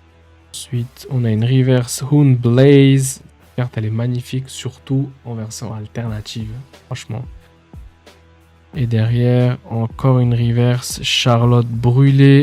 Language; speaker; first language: French; native; French